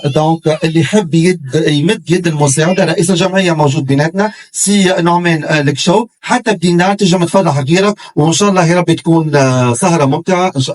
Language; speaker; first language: Arabic; native; Arabic